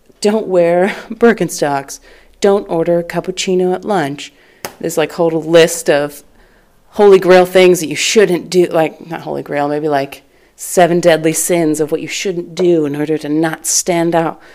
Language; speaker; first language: English; native; English